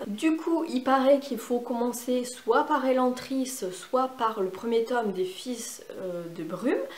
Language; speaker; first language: French; native; French